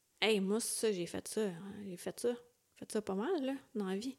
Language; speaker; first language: French; native; French